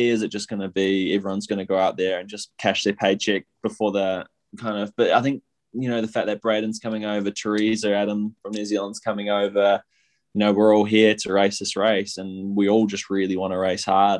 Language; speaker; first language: English; native; English